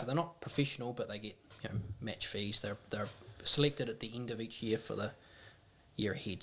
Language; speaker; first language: English; native; English